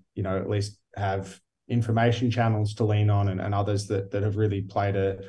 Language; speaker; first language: English; native; English